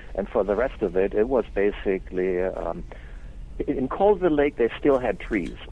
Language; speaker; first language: English; non-native, fluent; German